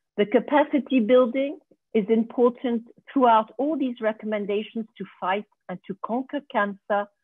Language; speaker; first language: English; non-native, fluent; French